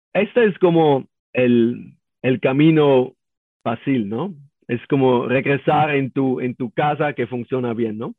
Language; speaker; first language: Spanish; non-native, learner; German